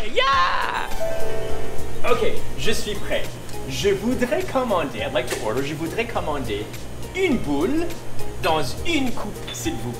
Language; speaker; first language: French; non-native, learner; English